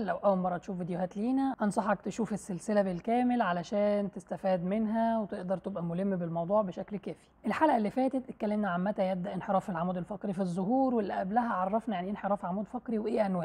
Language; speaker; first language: Arabic; native; Arabic